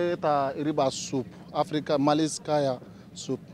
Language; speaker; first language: Russian; non-native, learner; Bambara